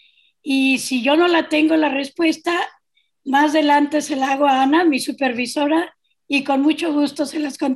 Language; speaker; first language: Spanish; native; Spanish